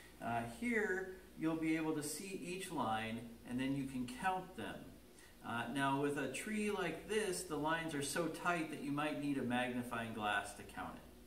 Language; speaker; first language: English; native; English